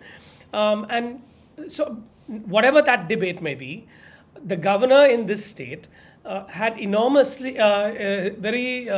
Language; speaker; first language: English; non-native, local second language; Tamil